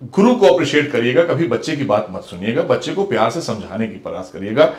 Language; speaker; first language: Hindi; native; Hindi